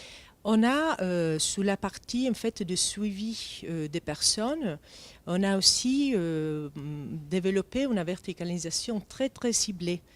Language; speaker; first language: French; non-native, fluent; Italian